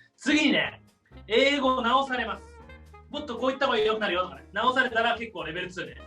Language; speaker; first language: Japanese; native; Japanese